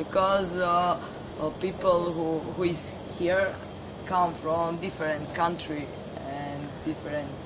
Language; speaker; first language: English; non-native, learner; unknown